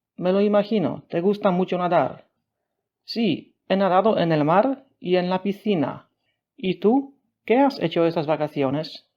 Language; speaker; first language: Spanish; non-native, fluent; Polish